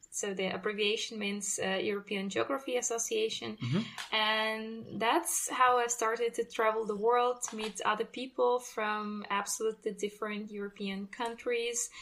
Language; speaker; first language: English; non-native, fluent; Russian